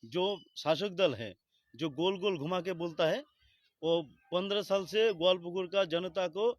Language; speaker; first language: Hindi; non-native, local second language; Bangla